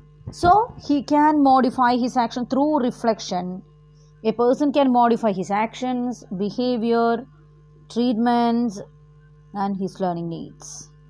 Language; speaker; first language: English; non-native, local second language; Malayalam